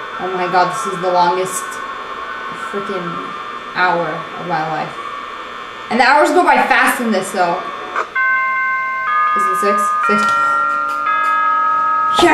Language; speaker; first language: English; native; English